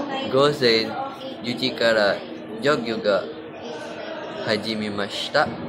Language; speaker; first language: Japanese; non-native, learner; English